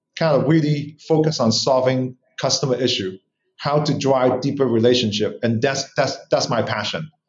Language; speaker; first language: English; non-native, local second language; Cantonese